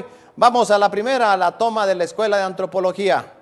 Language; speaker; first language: Spanish; native; Spanish